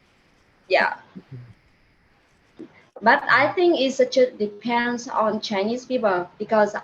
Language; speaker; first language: English; non-native, learner; Vietnamese